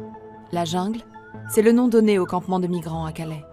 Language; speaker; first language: French; native; French